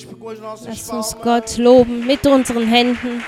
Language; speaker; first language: German; non-native, fluent; Portuguese